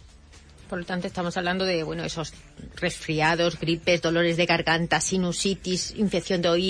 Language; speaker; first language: Spanish; native; Spanish